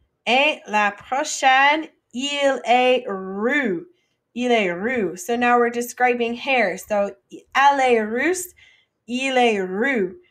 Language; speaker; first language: French; non-native, fluent; English